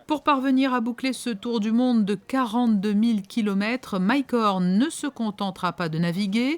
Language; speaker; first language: French; native; French